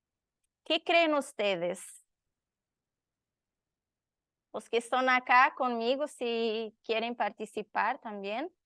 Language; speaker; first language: Spanish; non-native, learner; Portuguese